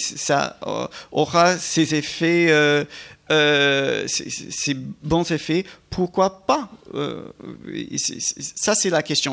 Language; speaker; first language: French; non-native, fluent; English